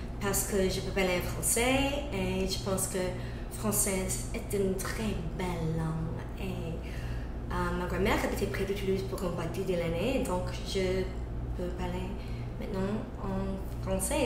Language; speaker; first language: French; non-native, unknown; English